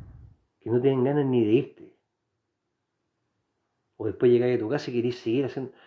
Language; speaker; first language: Spanish; native; Spanish